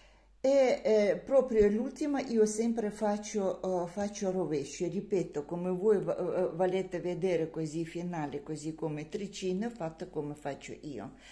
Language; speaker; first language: Italian; non-native, learner; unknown